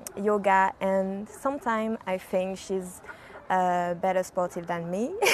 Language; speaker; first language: English; non-native, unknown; French